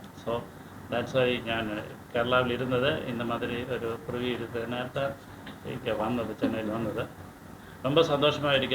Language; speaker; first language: Tamil; non-native, learner; Malayalam